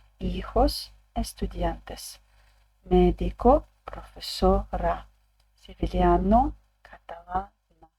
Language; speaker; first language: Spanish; non-native, fluent; Ukrainian